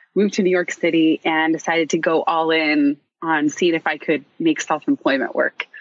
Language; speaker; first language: English; native; English